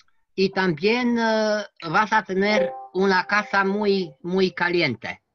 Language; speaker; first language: Spanish; non-native, learner; French